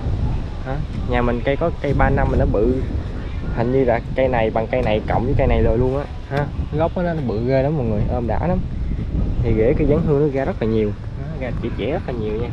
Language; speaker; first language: Vietnamese; native; Vietnamese